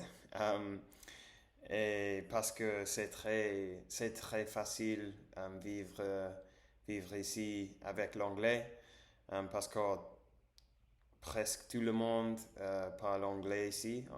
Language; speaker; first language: French; non-native, learner; English